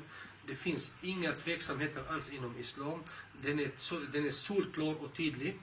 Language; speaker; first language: Swedish; early bilingual, other home language; Arabic